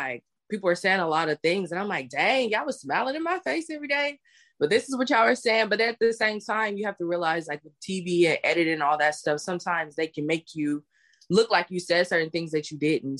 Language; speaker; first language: English; native; English